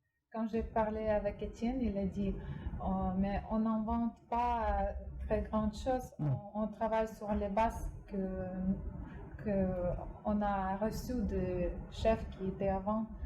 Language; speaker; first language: French; non-native, fluent; Russian